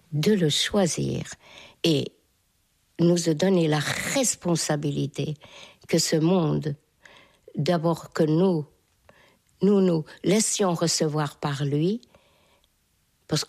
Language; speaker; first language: French; non-native, fluent; Hungarian